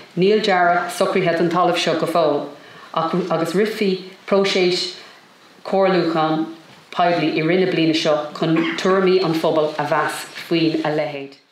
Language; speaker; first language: Irish; non-native, local second language; English